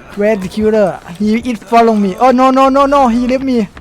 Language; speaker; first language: English; non-native, learner; Arabic